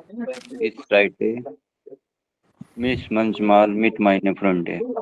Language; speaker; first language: German; non-native, learner; Hindi